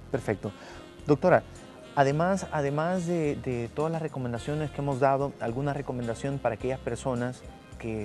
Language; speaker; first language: Spanish; native; Spanish